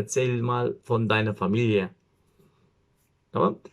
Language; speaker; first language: German; non-native, learner; Turkish